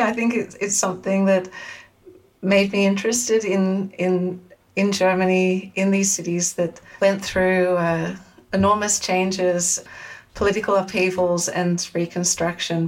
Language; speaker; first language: English; native; English